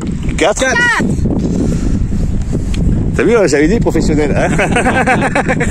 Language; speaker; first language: French; native; French